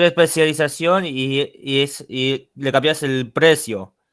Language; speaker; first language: Spanish; native; Spanish